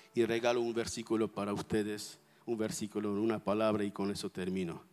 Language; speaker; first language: Spanish; non-native, fluent; Armenian